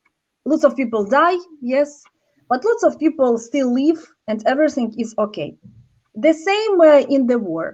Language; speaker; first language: English; non-native, learner; Ukrainian